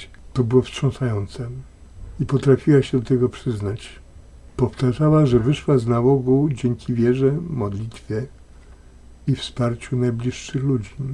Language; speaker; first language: Polish; native; Polish